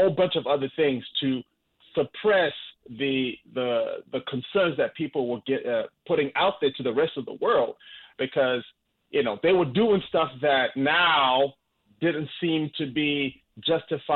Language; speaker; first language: English; non-native, local second language; Shona